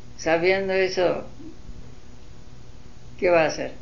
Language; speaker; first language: Spanish; non-native, learner; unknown